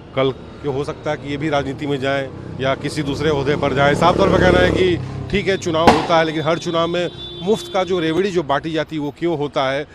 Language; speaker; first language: Hindi; native; Hindi